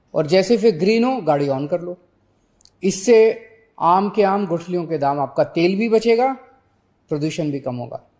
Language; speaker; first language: Hindi; native; Hindi